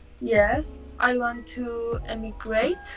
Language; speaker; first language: English; non-native, learner; Persian